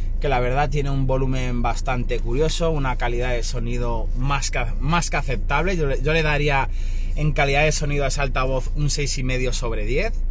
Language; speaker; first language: Spanish; native; Spanish